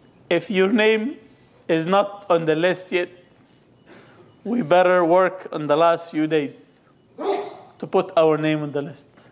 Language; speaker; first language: English; non-native, fluent; Arabic